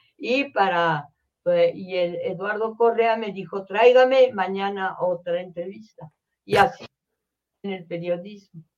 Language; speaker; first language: Spanish; early bilingual, other home language; French